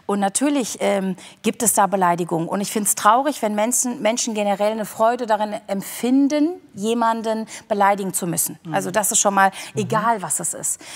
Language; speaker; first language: German; early bilingual, other home language; Turkish